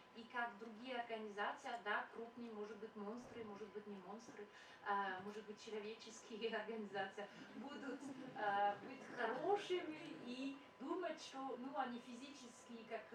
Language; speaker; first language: Russian; non-native, fluent; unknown